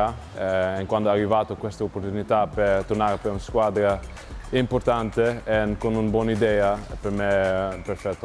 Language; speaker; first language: Italian; non-native, learner; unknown